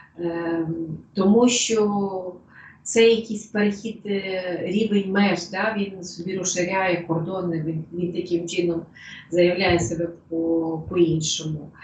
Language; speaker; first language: Ukrainian; non-native, local second language; Russian